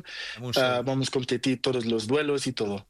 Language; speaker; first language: Spanish; non-native, learner; Portuguese